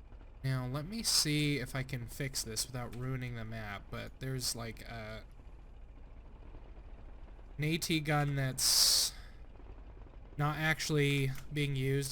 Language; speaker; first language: English; native; English